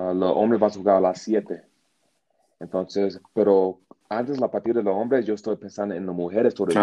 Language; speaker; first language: Spanish; non-native, learner; English